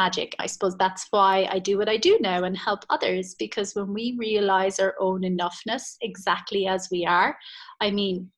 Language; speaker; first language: English; native; English